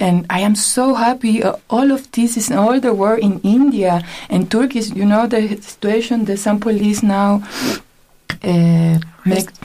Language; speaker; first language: English; non-native, learner; Spanish